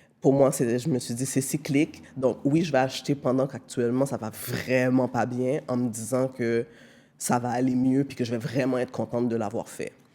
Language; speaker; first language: French; native; French